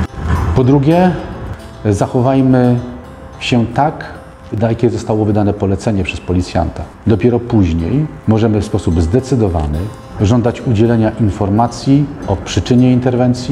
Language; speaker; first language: Polish; native; Polish